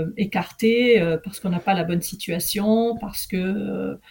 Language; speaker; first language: French; early bilingual, other home language; Arabic